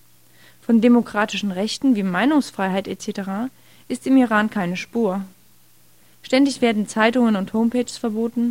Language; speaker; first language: German; native; German